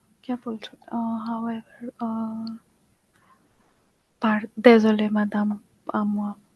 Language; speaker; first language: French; non-native, learner; Hindi